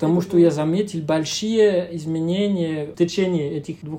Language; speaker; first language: Russian; non-native, fluent; French